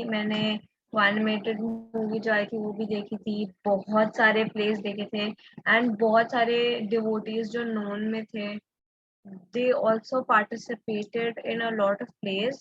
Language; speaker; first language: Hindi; native; Hindi